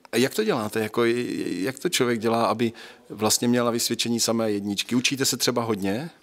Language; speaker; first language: Czech; native; Czech